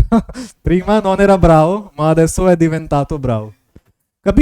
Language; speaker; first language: Italian; non-native, fluent; Hindi